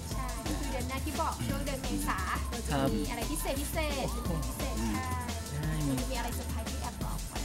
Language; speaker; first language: Thai; native; Thai